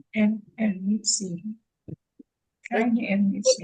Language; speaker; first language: German; non-native, learner; Filipino